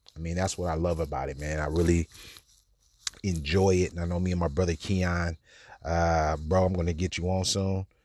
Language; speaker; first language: English; native; English